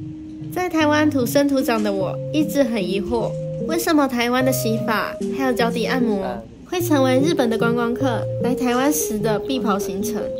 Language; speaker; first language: Chinese; native; Chinese